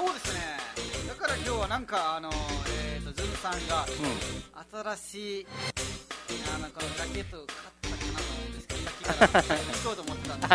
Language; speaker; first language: Japanese; non-native, fluent; Nepali